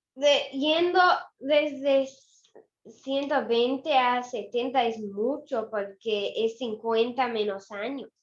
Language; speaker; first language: Spanish; early bilingual, other home language; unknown